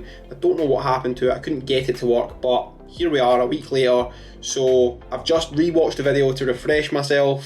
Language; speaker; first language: English; native; English